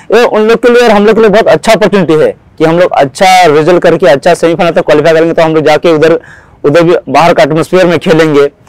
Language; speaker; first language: Hindi; non-native, local second language; Odia